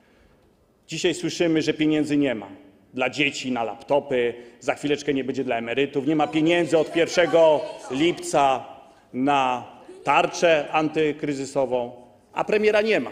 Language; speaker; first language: Polish; native; Polish